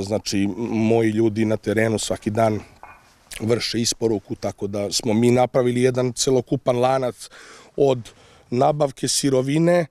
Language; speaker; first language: Serbian; native; Serbian